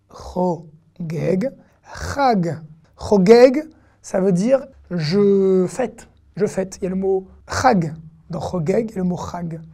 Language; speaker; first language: French; native; French